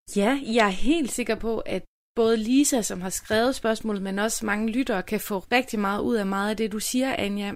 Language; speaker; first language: Danish; native; Danish